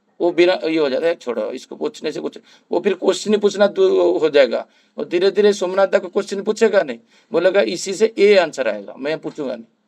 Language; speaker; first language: Hindi; non-native, local second language; Bangla